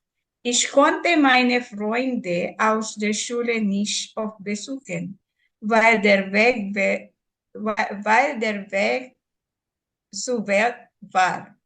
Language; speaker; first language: German; non-native, learner; Filipino